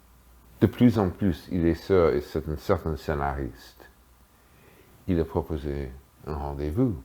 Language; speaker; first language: French; non-native, fluent; English